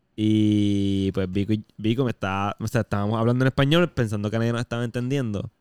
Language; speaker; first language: Spanish; native; Spanish